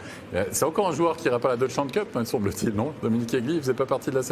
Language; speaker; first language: French; native; French